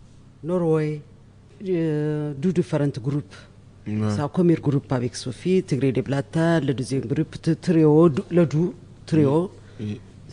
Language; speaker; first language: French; non-native, learner; Amharic